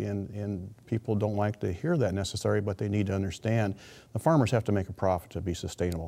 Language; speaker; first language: English; native; English